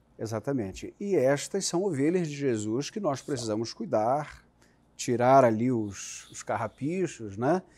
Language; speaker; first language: Portuguese; native; Portuguese